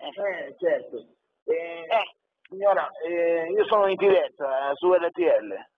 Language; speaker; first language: Italian; native; Italian